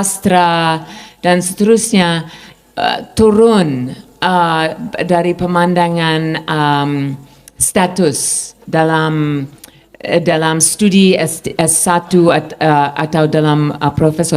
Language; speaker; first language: Indonesian; non-native, fluent; English